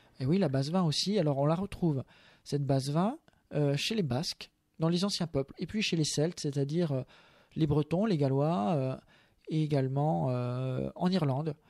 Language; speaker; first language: French; native; French